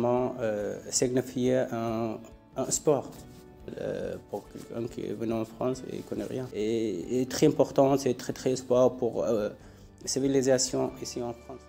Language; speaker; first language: French; non-native, learner; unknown